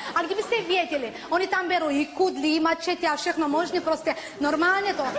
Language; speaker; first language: Czech; non-native, fluent; Turkish